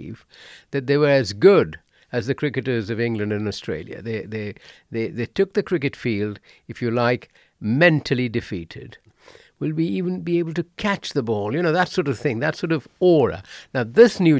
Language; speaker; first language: English; non-native, local second language; Bangla